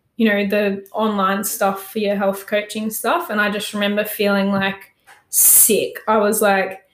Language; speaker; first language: English; native; English